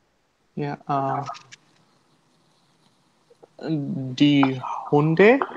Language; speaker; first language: German; non-native, learner; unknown